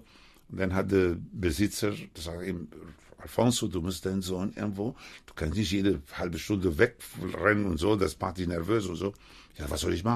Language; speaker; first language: German; non-native, fluent; Spanish